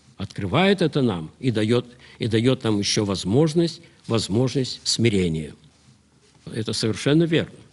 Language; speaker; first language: Russian; native; Russian